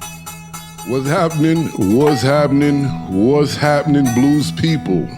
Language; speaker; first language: English; native; English